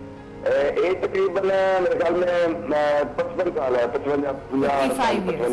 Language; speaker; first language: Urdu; non-native, local second language; Punjabi